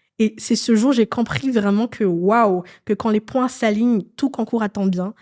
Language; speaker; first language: French; non-native, local second language; Malagasy